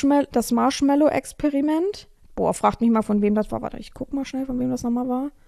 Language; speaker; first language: German; native; German